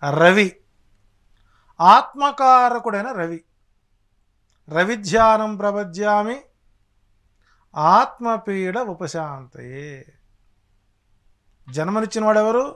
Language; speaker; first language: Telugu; native; Telugu